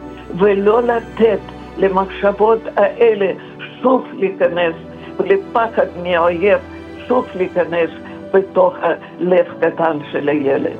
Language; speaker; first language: Hebrew; non-native, fluent; Russian